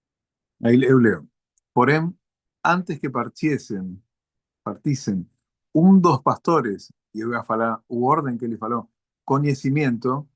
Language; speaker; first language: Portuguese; non-native, learner; Spanish